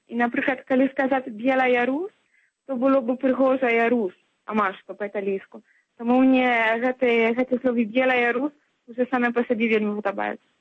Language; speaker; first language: Belarusian; non-native, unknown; Italian